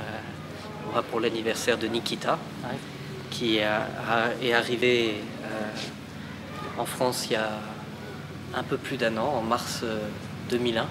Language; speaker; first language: French; native; French